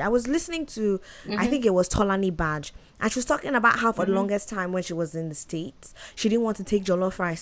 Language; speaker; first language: English; non-native, local second language; Yoruba